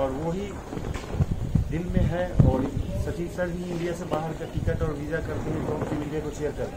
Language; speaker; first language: Hindi; native; Hindi